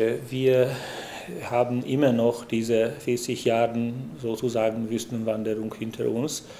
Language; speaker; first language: German; non-native, fluent; Hungarian